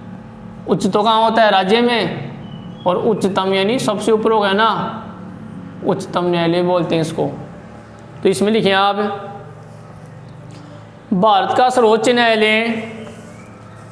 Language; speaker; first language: Hindi; native; Hindi